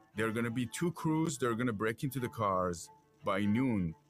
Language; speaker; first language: English; non-native, fluent; Persian